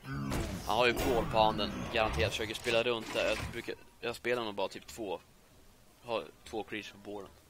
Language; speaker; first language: Swedish; native; Swedish